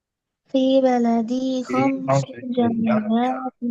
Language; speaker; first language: Arabic; non-native, learner; Bangla